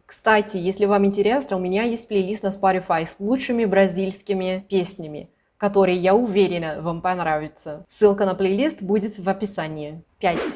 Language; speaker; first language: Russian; non-native, fluent; Portuguese